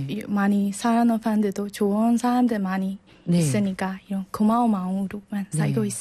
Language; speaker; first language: Korean; non-native, learner; Burmese